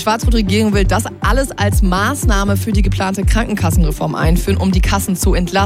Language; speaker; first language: German; native; German